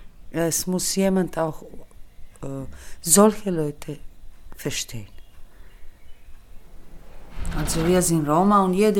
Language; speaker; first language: German; early bilingual, other home language; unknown